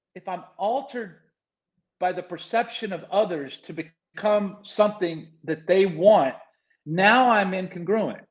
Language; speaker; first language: English; native; English